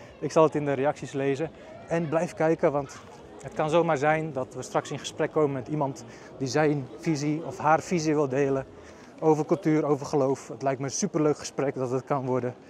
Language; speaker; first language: Dutch; early bilingual, other home language; Bosnian